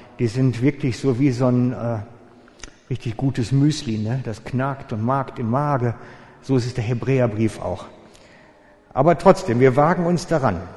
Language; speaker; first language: German; native; German